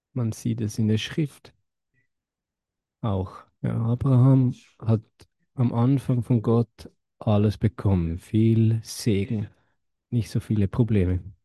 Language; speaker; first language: German; non-native, fluent; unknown